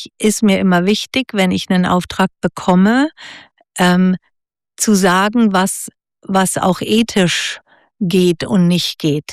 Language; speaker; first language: German; native; German